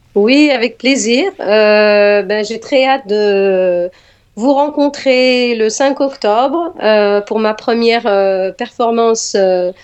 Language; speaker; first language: French; non-native, local second language; Arabic